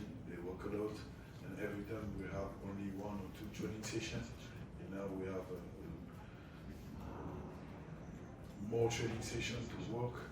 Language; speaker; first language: English; non-native, fluent; French